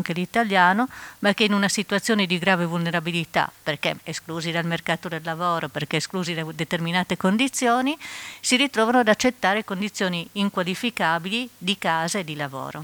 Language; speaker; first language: Italian; native; Italian